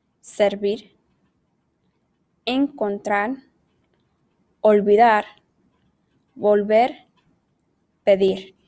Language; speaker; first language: Spanish; non-native, learner; English